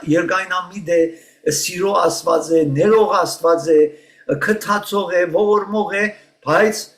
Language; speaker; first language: Armenian; early bilingual, heritage; Armenian